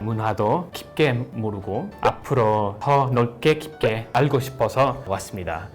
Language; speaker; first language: Korean; non-native, fluent; English